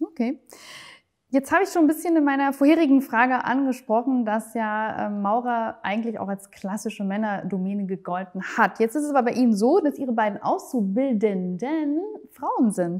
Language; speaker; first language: German; native; German